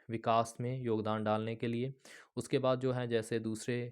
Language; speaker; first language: Hindi; non-native, local second language; Punjabi